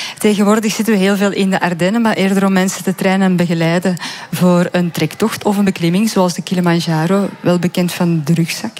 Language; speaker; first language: Dutch; native; Dutch